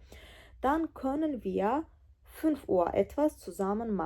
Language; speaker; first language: German; non-native, fluent; Georgian